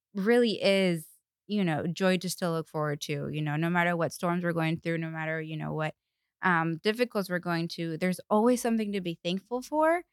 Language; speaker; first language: English; non-native, fluent; Spanish